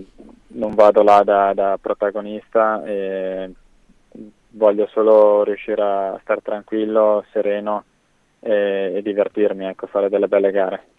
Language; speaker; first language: Italian; native; Italian